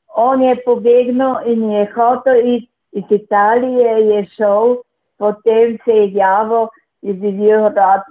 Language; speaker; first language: Slovenian; native; Slovenian